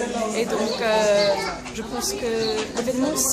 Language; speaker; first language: French; non-native, learner; English